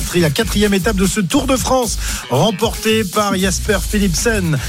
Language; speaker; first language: French; native; French